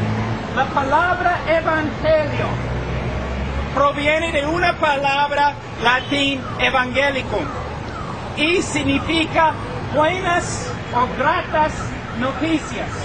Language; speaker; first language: Spanish; non-native, fluent; English